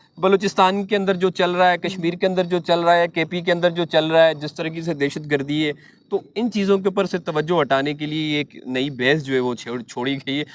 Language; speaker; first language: Urdu; non-native, local second language; Pashto